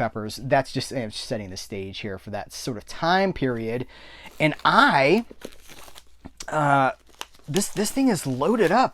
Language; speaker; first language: English; native; English